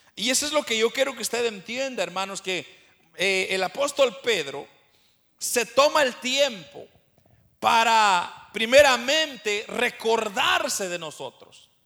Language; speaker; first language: Spanish; native; Spanish